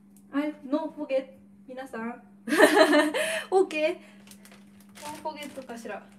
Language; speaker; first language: English; non-native, learner; Japanese